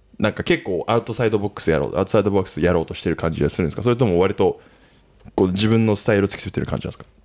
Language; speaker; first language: Japanese; native; Japanese